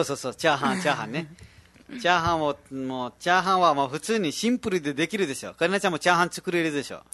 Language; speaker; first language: Japanese; non-native, fluent; Nepali